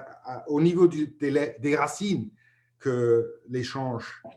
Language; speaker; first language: French; non-native, fluent; English